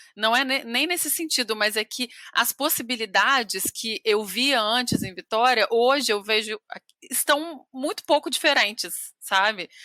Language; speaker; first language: Portuguese; native; Portuguese